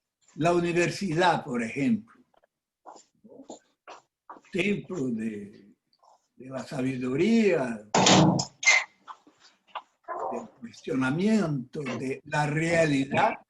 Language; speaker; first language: Spanish; non-native, fluent; Portuguese